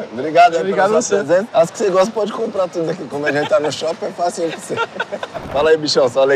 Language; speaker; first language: Portuguese; native; Portuguese